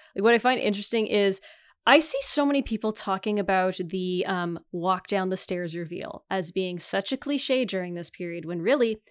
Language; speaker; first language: English; native; English